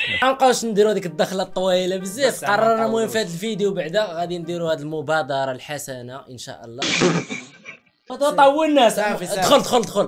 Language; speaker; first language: Arabic; native; Arabic